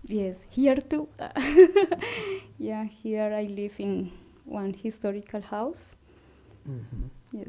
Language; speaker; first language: English; non-native, learner; Spanish